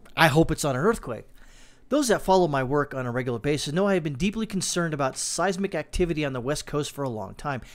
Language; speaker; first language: English; native; English